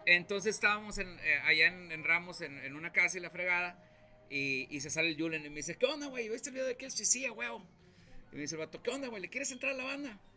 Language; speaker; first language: Spanish; native; Spanish